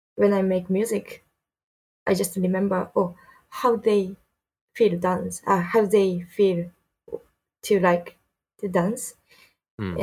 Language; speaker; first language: English; non-native, learner; Japanese